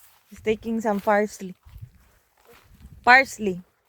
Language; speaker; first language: English; non-native, local second language; Cebuano